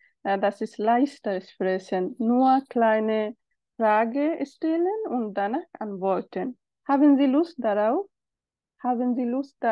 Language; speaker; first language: German; non-native, fluent; Bangla